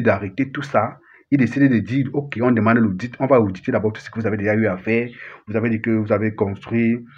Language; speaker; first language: French; native; French